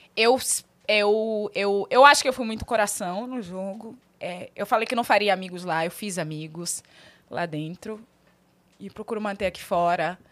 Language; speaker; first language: Portuguese; native; Portuguese